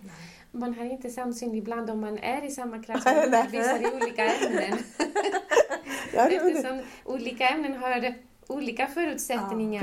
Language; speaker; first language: Swedish; non-native, fluent; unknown